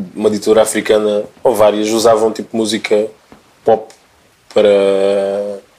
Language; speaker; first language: Portuguese; native; Portuguese